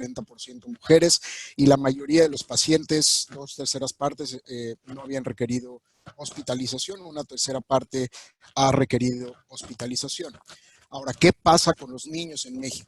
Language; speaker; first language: Spanish; native; Spanish